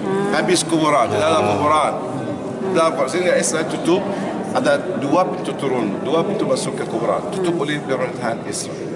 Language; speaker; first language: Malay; non-native, learner; Arabic